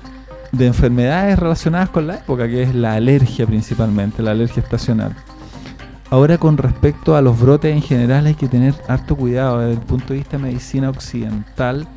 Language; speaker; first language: Spanish; native; Spanish